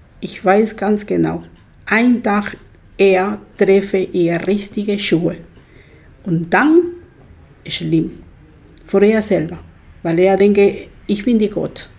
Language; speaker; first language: German; non-native, learner; Spanish